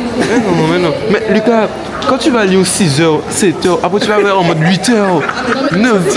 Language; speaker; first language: French; native; French